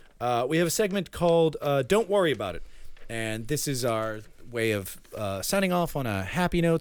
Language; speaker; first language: English; early bilingual, other home language; Spanish